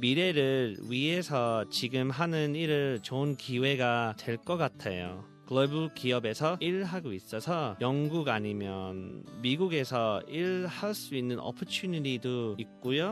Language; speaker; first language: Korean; early bilingual, heritage; Korean